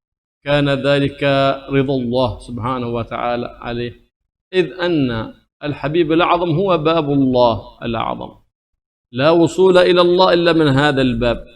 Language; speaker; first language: Arabic; native; Arabic